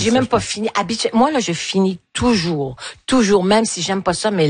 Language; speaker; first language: French; native; French